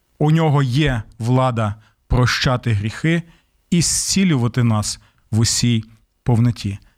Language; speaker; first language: Ukrainian; native; Ukrainian